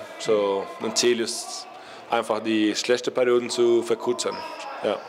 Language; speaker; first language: German; non-native, learner; Norwegian